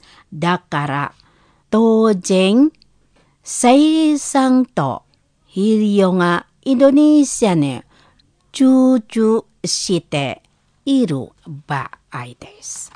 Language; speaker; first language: Japanese; non-native, fluent; Indonesian